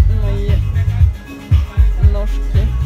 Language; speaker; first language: Russian; native; Russian